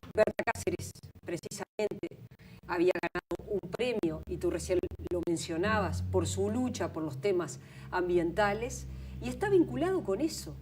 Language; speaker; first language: Spanish; native; Spanish